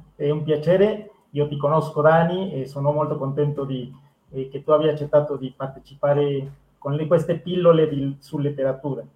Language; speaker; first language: Italian; non-native, fluent; Spanish